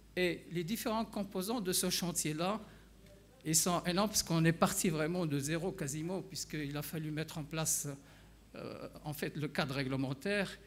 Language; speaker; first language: French; non-native, local second language; Arabic